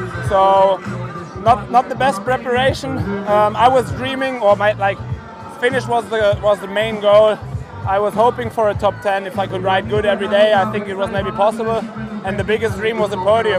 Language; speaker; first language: English; non-native, fluent; German